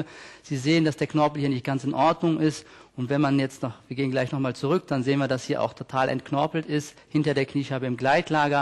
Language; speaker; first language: German; native; German